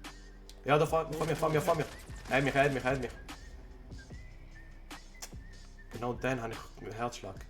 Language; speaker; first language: German; native; German